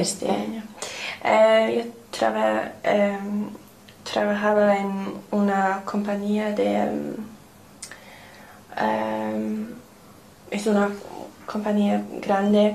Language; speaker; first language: Spanish; non-native, learner; English